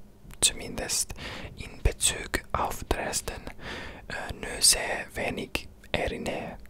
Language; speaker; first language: German; non-native, learner; English